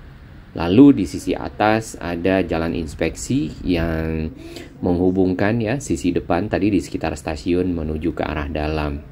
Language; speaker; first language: Indonesian; native; Indonesian